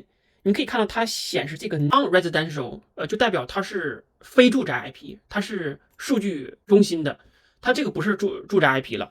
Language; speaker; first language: Chinese; native; Chinese